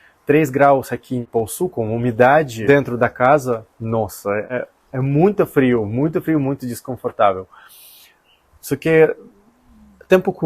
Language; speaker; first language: Portuguese; non-native, fluent; Russian